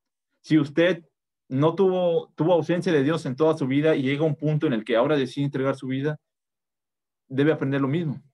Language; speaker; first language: Spanish; native; Spanish